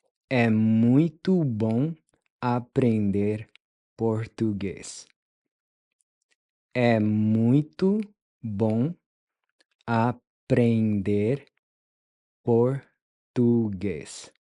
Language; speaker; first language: Portuguese; non-native, fluent; English